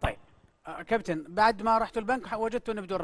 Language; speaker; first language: Arabic; native; Arabic